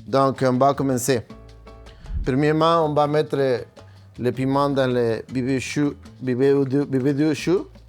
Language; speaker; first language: French; non-native, fluent; Spanish